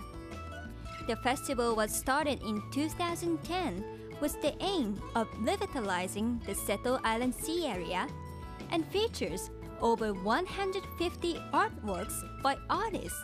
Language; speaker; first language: English; non-native, fluent; Japanese